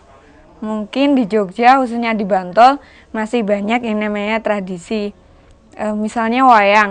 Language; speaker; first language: Indonesian; non-native, local second language; Javanese